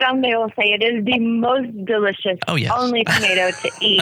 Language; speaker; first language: English; native; English